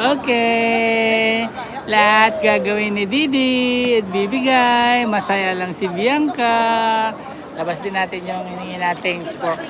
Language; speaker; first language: Filipino; native; Filipino